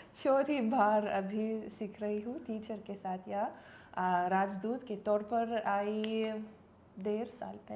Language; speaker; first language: Hindi; non-native, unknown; Lithuanian